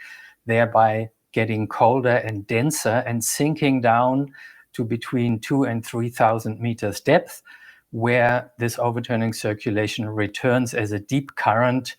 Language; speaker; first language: English; non-native, fluent; German